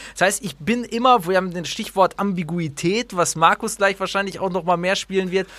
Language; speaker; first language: German; native; German